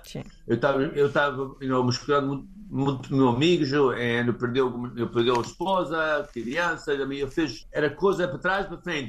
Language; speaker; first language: Portuguese; early bilingual, heritage; English